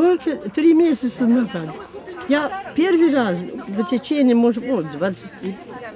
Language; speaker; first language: Russian; non-native, fluent; English